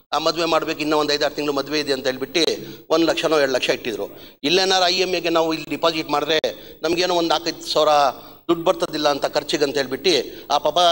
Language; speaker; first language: Kannada; non-native, local second language; Urdu